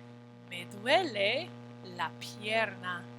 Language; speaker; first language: Spanish; non-native, fluent; English